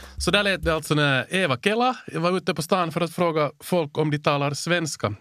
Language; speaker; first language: Swedish; native; Swedish